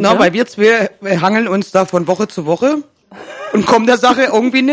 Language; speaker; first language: German; native; German